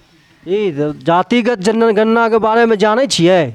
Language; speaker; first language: Hindi; native; Hindi